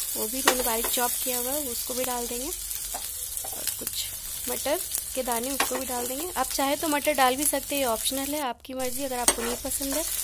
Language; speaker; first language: Hindi; non-native, local second language; Bangla